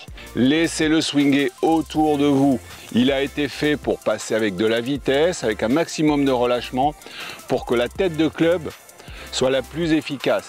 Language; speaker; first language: French; native; French